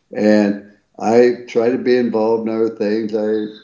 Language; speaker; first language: English; native; English